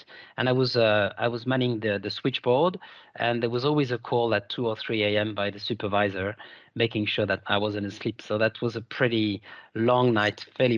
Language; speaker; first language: English; non-native, fluent; French